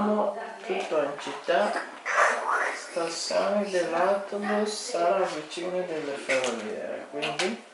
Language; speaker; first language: Italian; non-native, learner; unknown